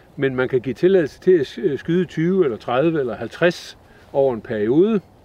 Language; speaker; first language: Danish; native; Danish